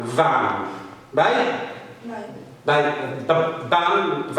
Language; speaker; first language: Basque; non-native, fluent; English